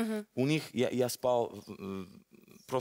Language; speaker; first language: Russian; non-native, learner; Italian